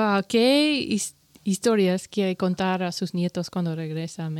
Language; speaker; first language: Spanish; non-native, learner; English